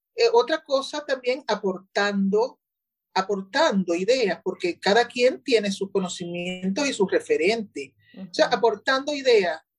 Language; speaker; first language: Spanish; native; Spanish